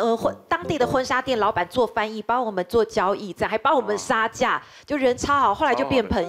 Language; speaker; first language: Chinese; native; Chinese